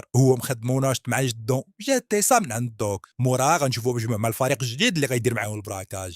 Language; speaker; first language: Arabic; native; Arabic